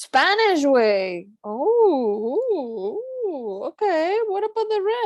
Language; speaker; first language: English; non-native, fluent; Spanish